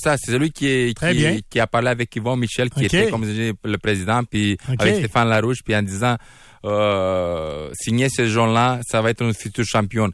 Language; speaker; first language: French; non-native, fluent; Romanian